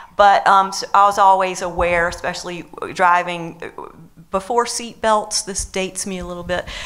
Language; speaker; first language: English; native; English